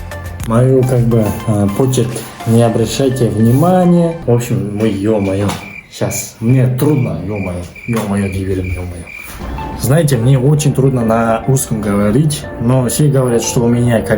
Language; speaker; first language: Russian; non-native, local second language; Kazakh